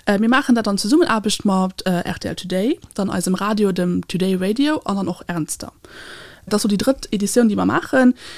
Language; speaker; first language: Luxembourgish; native; Luxembourgish